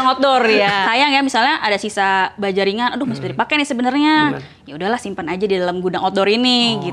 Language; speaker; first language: Indonesian; native; Indonesian